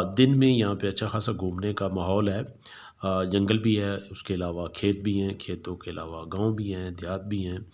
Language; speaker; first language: Urdu; non-native, local second language; Punjabi